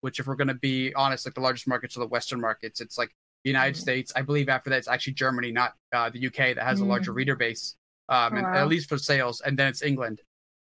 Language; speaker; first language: English; early bilingual, other home language; Hindi